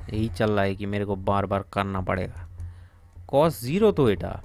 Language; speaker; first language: Hindi; non-native, local second language; Bangla